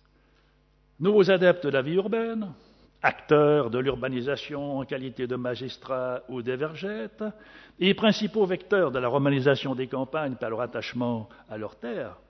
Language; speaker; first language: French; native; French